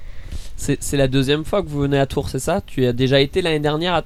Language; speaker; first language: French; native; French